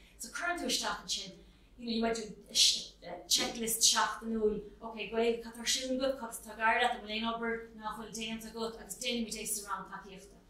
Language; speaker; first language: Irish; non-native, local second language; English